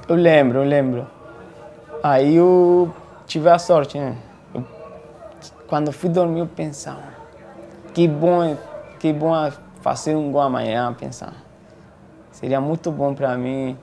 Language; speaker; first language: Portuguese; non-native, fluent; Spanish